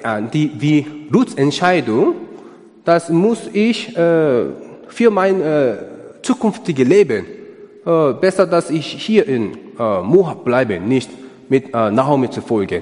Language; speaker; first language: German; non-native, learner; Korean